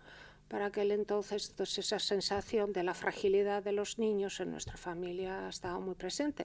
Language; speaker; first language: Spanish; early bilingual, heritage; Spanish